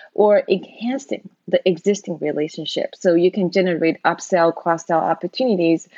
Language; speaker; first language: English; non-native, fluent; Chinese